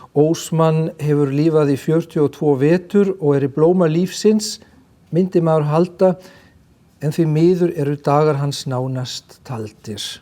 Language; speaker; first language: Icelandic; non-native, fluent; German